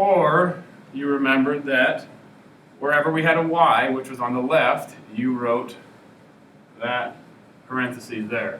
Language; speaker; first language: English; native; English